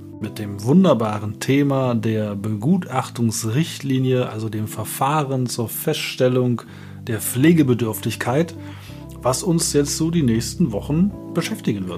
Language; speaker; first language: German; native; German